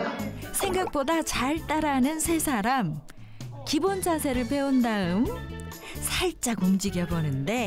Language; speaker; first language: Korean; native; Korean